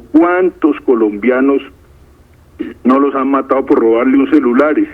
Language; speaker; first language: Spanish; native; Spanish